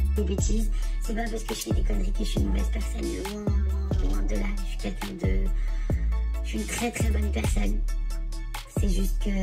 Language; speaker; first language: French; native; French